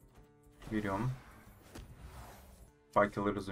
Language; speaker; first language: Russian; native; Russian